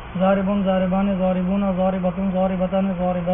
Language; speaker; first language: Arabic; non-native, learner; Urdu